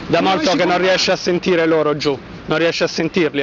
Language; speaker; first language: Italian; native; Italian